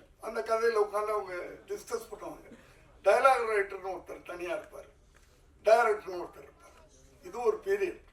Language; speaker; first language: Tamil; native; Tamil